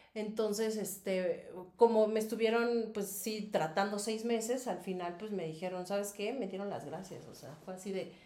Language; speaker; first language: Spanish; native; Spanish